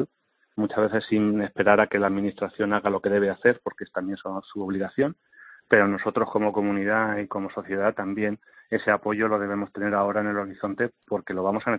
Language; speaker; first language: Spanish; native; Spanish